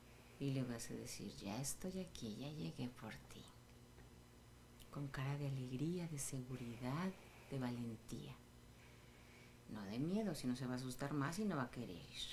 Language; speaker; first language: Spanish; native; Spanish